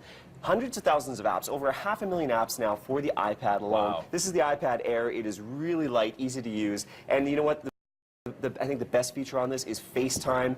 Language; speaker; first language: English; native; English